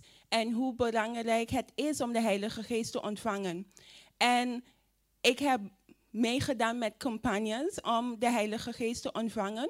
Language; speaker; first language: Dutch; non-native, fluent; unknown